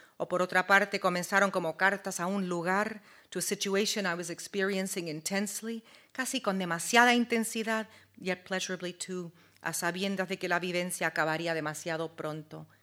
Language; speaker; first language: Spanish; native; Spanish